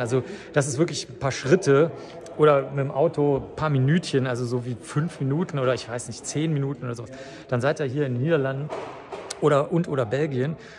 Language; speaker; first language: German; native; German